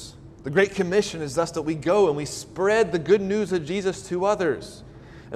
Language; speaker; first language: English; native; English